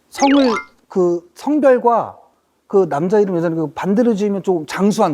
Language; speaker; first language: Korean; native; Korean